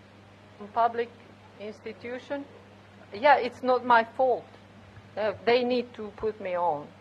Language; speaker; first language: English; non-native, fluent; Catalan